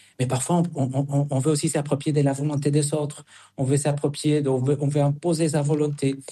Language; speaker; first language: French; non-native, fluent; Spanish